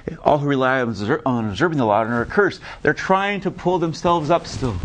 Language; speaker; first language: English; native; English